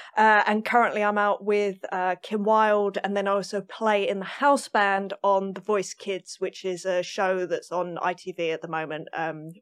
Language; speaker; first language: English; native; English